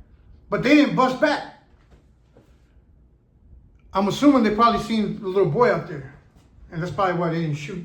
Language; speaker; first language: English; native; English